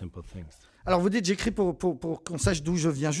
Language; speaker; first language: French; native; French